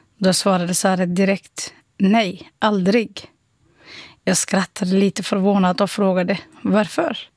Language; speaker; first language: Swedish; non-native, fluent; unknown